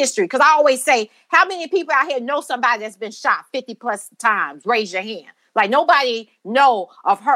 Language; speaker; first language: English; native; English